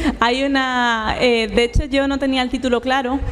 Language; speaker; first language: Spanish; native; Spanish